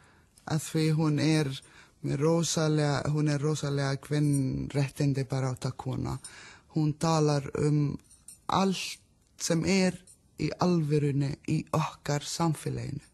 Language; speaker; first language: Icelandic; non-native, learner; Arabic